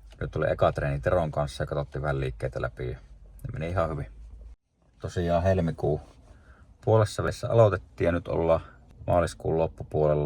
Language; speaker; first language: Finnish; native; Finnish